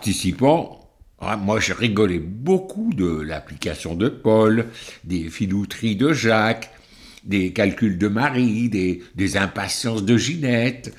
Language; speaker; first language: French; native; French